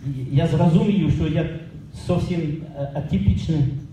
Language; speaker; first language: Ukrainian; non-native, learner; French